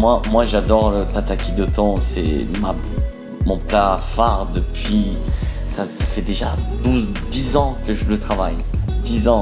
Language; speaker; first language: French; non-native, fluent; Portuguese